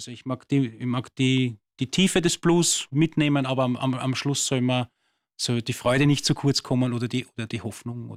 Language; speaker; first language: German; native; German